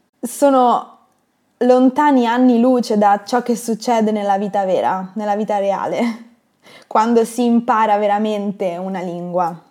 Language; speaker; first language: Italian; native; Italian